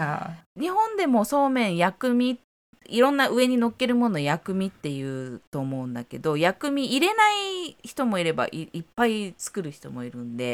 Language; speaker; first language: Japanese; native; Japanese